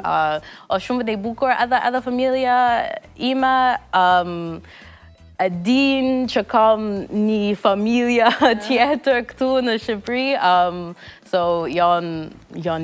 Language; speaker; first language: Albanian; non-native, learner; English